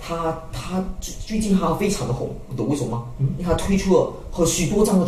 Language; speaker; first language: Chinese; native; Chinese